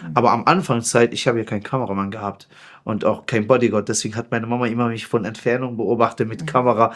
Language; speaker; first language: German; non-native, fluent; Persian